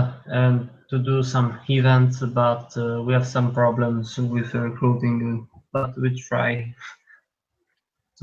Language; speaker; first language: English; non-native, learner; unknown